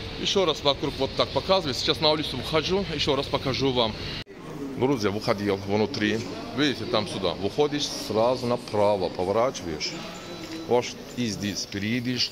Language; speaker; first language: Russian; non-native, learner; Turkish